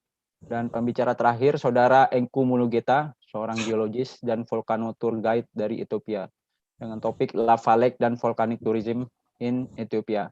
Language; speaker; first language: Indonesian; native; Indonesian